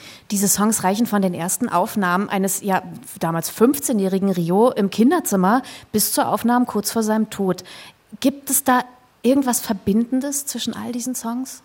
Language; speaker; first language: German; native; German